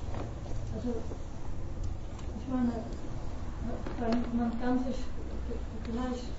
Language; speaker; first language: German; non-native, fluent; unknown